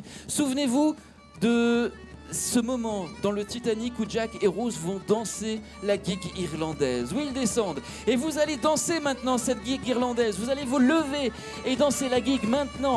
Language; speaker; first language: French; native; French